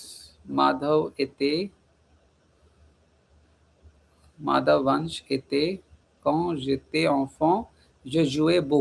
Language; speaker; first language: French; non-native, fluent; Hindi